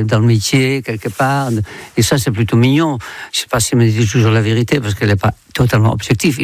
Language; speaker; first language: French; non-native, fluent; Dutch